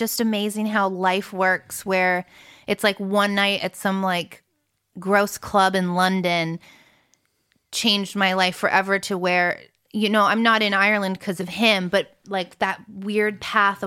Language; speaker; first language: English; early bilingual, other home language; French